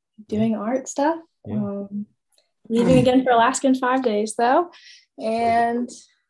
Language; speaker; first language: English; native; English